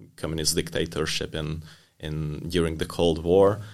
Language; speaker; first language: English; non-native, fluent; Hungarian